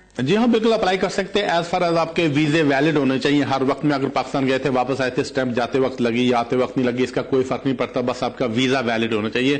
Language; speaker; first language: Urdu; native; Urdu